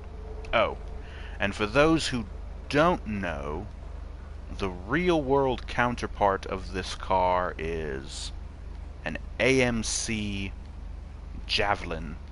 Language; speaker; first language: English; native; English